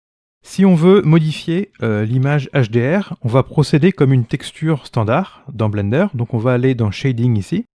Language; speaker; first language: French; native; French